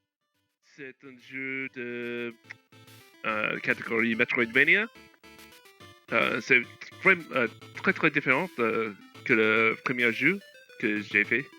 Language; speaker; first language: French; non-native, learner; English